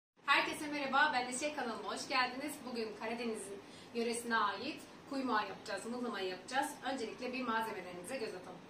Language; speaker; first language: Turkish; native; Turkish